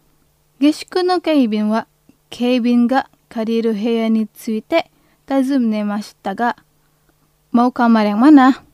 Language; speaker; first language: Japanese; non-native, fluent; Indonesian